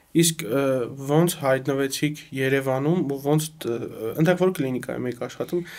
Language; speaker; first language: Armenian; native; Armenian